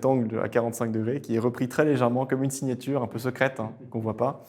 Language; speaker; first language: French; native; French